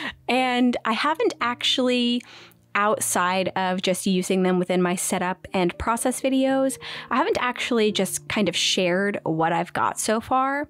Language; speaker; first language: English; native; English